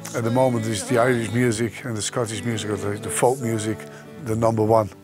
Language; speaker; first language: English; non-native, fluent; Dutch